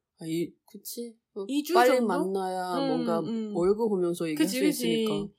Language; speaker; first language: Korean; non-native, learner; Chinese